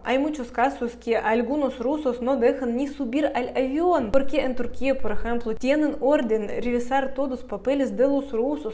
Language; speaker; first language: Spanish; non-native, fluent; Russian